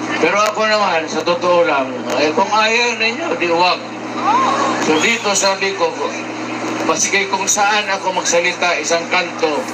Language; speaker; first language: Filipino; non-native, local second language; Cebuano